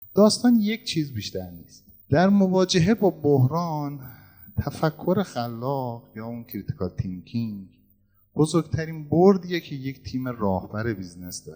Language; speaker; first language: Persian; native; Persian